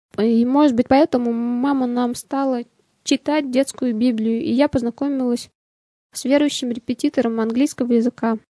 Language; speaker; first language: Russian; native; Russian